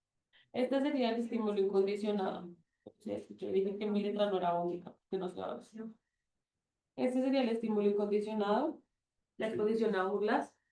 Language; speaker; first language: Spanish; native; Spanish